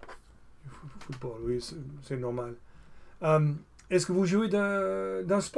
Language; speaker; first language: French; non-native, fluent; English